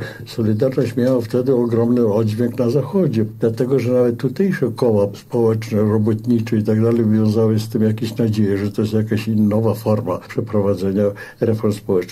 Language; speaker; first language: Polish; native; Polish